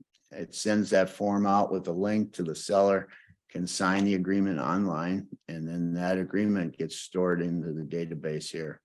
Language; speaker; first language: English; native; English